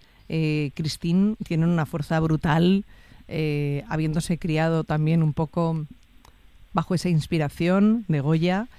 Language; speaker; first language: Spanish; native; Spanish